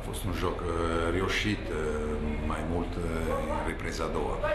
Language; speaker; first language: Romanian; non-native, fluent; Italian